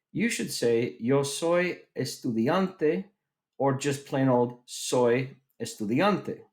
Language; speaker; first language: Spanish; non-native, fluent; English